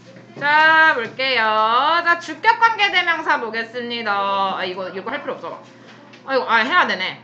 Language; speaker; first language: Korean; native; Korean